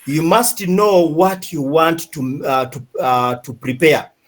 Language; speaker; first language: English; non-native, local second language; Swahili